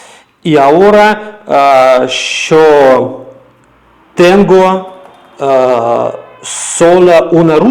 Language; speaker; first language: Spanish; non-native, fluent; Russian